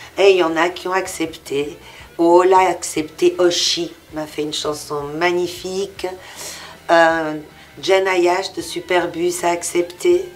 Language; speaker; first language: French; early bilingual, other home language; Portuguese